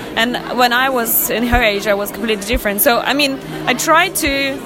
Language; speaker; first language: English; non-native, fluent; Russian